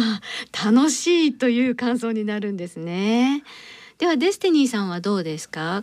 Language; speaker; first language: Japanese; native; Japanese